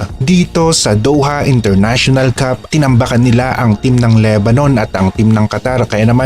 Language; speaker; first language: Filipino; native; Filipino